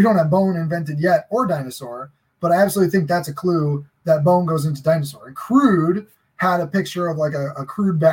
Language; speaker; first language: English; native; English